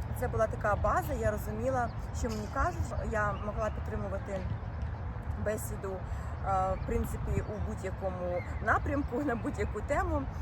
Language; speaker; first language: Ukrainian; non-native, local second language; Russian